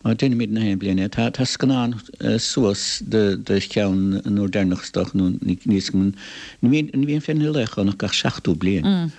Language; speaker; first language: Irish; native; Irish